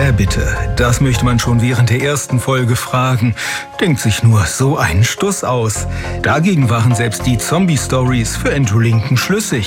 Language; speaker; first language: German; native; German